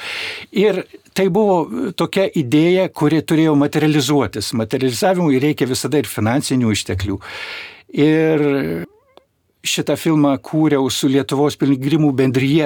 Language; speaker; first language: Lithuanian; native; Lithuanian